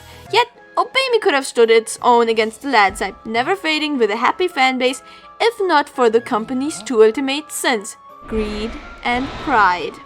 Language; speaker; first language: English; native; English